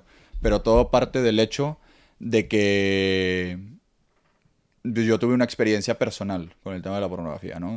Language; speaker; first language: Spanish; native; Spanish